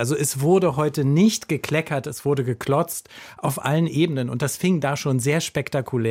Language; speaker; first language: German; native; German